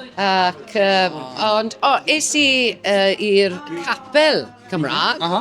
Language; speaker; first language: Welsh; non-native, local second language; English